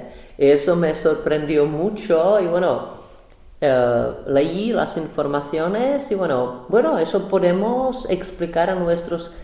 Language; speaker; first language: Spanish; non-native, fluent; Czech